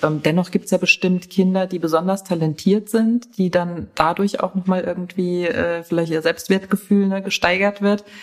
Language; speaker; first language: German; native; German